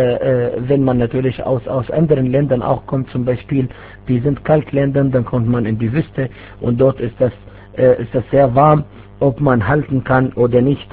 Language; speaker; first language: German; non-native, fluent; Arabic